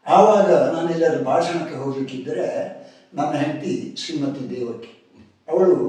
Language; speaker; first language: Kannada; non-native, local second language; Tulu